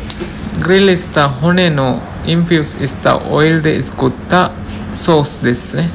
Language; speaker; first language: Japanese; non-native, learner; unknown